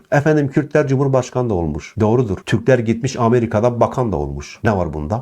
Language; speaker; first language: Turkish; non-native, local second language; Kurdish